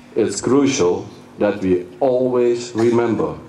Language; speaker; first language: English; non-native, fluent; Dutch